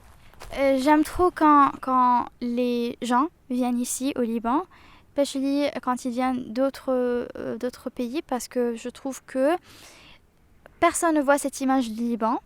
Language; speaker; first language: French; non-native, local second language; Arabic